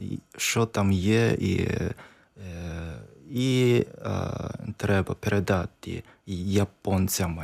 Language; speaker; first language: Ukrainian; non-native, learner; Japanese